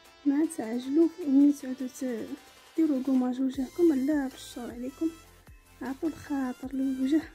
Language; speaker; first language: Arabic; native; Arabic